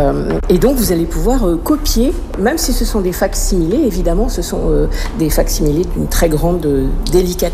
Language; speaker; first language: French; native; French